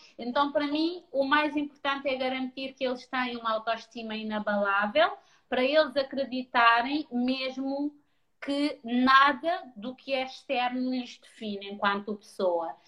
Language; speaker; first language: Portuguese; non-native, local second language; Kabuverdianu